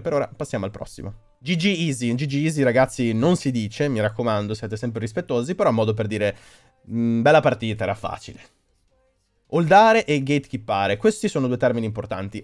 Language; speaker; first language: Italian; native; Italian